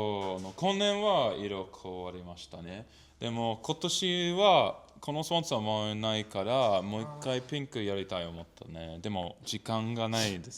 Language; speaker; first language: Japanese; non-native, learner; English